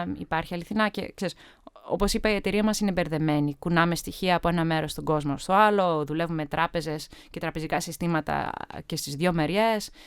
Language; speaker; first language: Greek; early bilingual, heritage; Greek